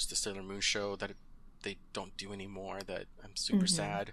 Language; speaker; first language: English; early bilingual, other home language; Spanish